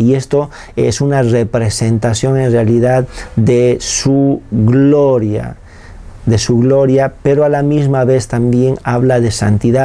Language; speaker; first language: Spanish; native; Spanish